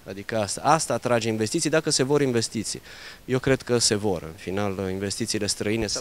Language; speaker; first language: Romanian; early bilingual, heritage; Romanian